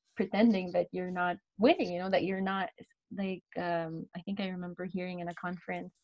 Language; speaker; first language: English; non-native, local second language; Filipino